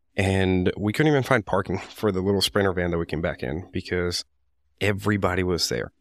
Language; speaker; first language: English; non-native, fluent; Spanish